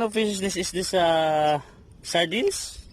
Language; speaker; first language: English; non-native, local second language; Filipino